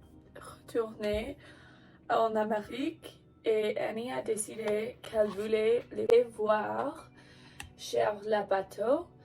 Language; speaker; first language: French; non-native, learner; English